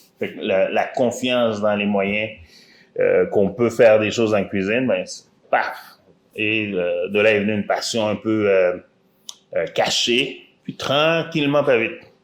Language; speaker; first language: French; early bilingual, other home language; Haitian Creole